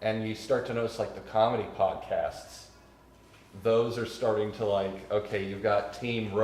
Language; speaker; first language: English; native; English